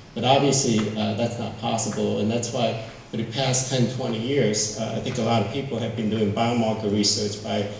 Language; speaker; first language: English; non-native, fluent; Min Nan Chinese